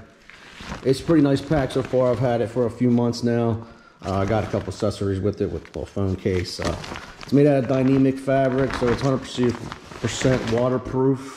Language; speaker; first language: English; native; English